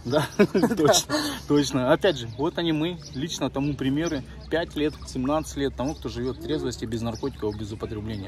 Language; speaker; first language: Russian; native; Russian